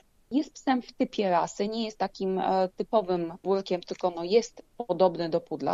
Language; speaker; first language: Polish; native; Polish